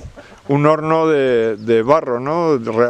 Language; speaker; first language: Spanish; native; Spanish